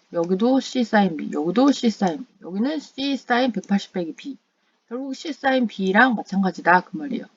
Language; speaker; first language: Korean; non-native, fluent; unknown